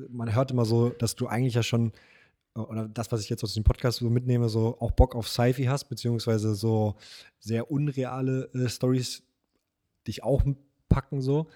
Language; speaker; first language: German; native; German